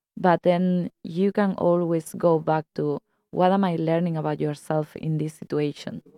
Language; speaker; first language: English; non-native, fluent; Spanish